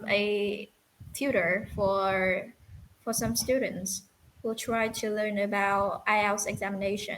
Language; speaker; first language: English; non-native, fluent; Vietnamese